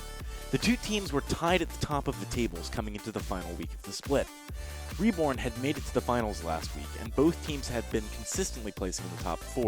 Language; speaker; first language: English; native; English